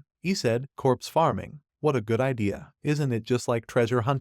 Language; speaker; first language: English; non-native, local second language; Hindi